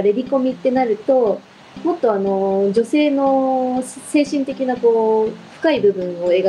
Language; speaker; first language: Japanese; native; Japanese